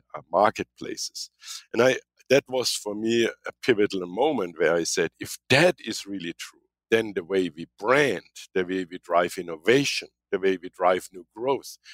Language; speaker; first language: English; non-native, fluent; German